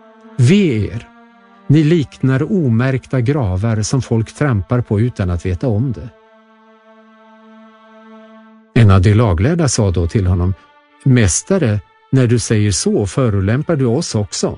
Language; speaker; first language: Swedish; native; Swedish